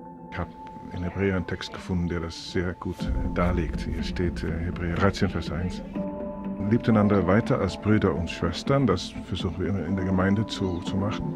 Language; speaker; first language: German; native; German